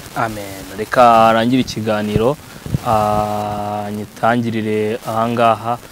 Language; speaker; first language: Kinyarwanda; native; Kinyarwanda